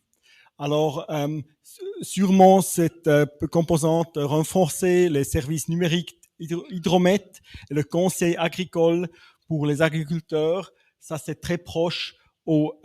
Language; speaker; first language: French; non-native, fluent; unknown